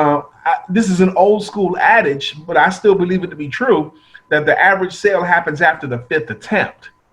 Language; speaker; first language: English; native; English